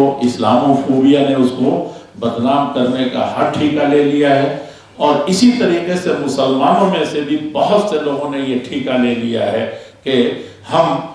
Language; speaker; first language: Urdu; native; Urdu